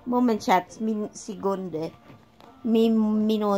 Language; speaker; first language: German; non-native, learner; Filipino